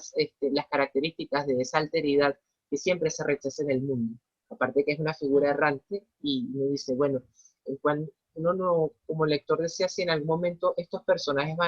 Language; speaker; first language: Spanish; native; Spanish